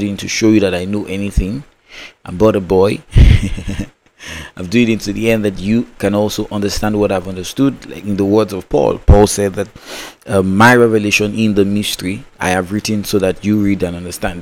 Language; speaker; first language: English; non-native, local second language; Yoruba